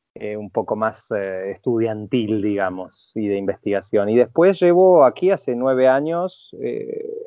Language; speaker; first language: Spanish; native; Spanish